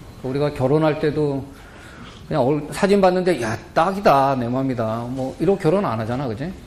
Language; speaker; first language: Korean; native; Korean